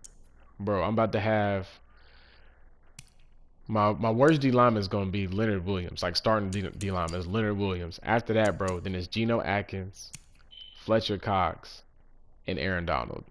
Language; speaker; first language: English; native; English